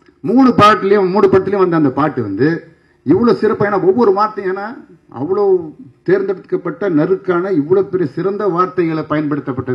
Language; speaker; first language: Tamil; native; Tamil